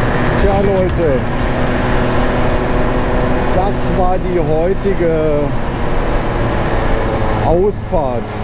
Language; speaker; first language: German; native; German